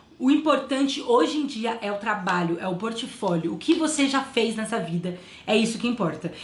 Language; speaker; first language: Portuguese; native; Portuguese